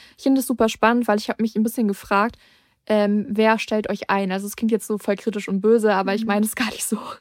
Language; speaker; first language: German; native; German